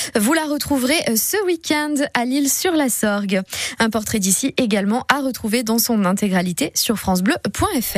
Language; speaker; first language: French; native; French